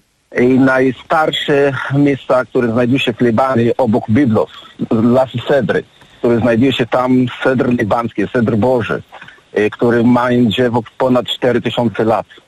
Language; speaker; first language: Polish; non-native, learner; Arabic